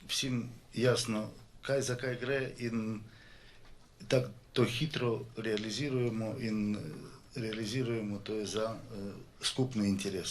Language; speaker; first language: Slovenian; non-native, learner; Russian